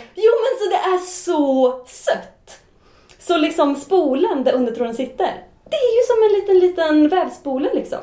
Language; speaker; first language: Swedish; native; Swedish